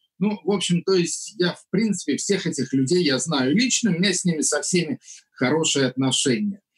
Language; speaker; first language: Russian; native; Russian